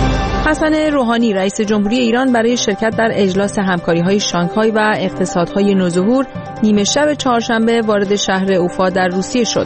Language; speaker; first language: Persian; native; Persian